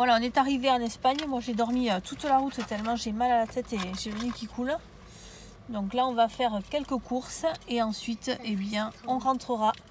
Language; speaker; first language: French; native; French